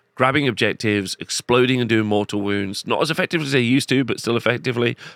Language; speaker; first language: English; native; English